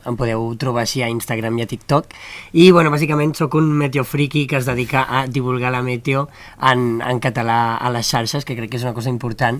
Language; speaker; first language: Catalan; native; Catalan